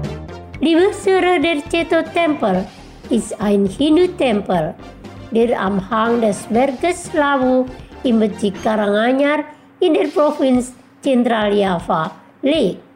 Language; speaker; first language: German; non-native, fluent; Indonesian